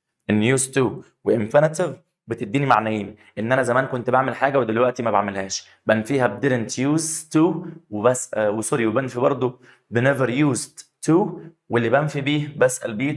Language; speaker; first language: Arabic; native; Arabic